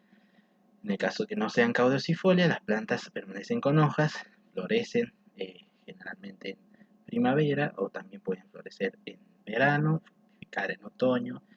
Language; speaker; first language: Spanish; native; Spanish